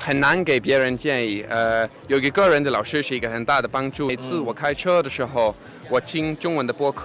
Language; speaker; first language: Chinese; non-native, fluent; Danish